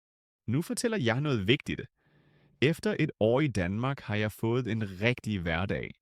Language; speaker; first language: Danish; non-native, fluent; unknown